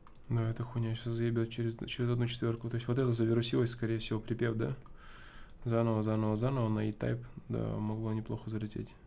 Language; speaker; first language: Russian; native; Russian